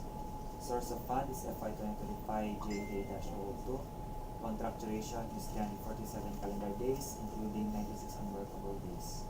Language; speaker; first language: English; non-native, local second language; Cebuano